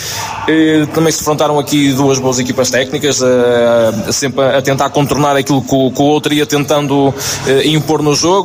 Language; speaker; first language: Portuguese; native; Portuguese